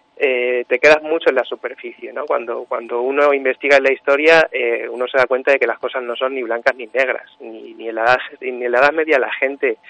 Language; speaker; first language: Spanish; native; Spanish